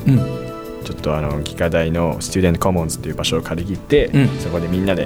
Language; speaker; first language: Japanese; native; Japanese